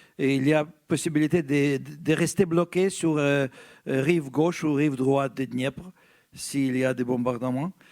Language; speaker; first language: French; non-native, fluent; Russian